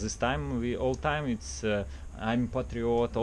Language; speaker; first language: English; non-native, learner; Russian